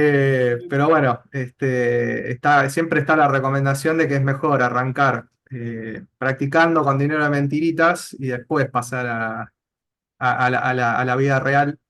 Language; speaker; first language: Spanish; native; Spanish